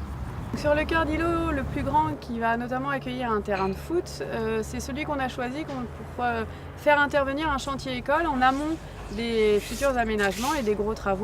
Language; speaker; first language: French; native; French